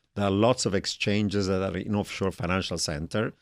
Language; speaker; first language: English; non-native, fluent; Italian